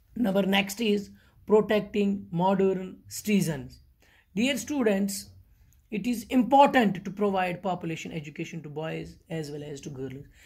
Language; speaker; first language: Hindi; non-native, local second language; Kashmiri